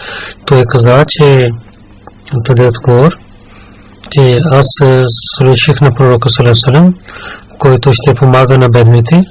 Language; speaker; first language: Bulgarian; non-native, learner; Urdu